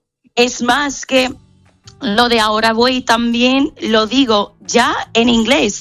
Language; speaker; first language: Spanish; non-native, fluent; English